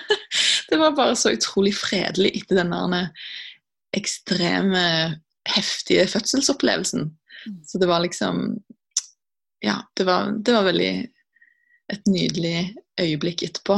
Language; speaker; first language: Norwegian; native; Norwegian